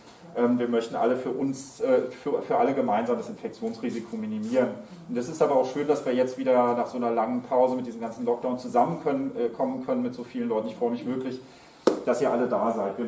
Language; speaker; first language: German; native; German